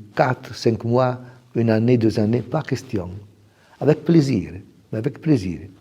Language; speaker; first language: French; non-native, fluent; Italian